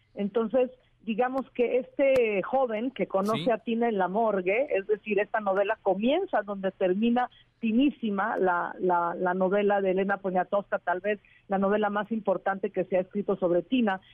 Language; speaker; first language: Spanish; non-native, fluent; Italian